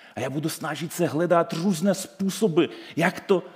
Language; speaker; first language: Czech; non-native, fluent; Ukrainian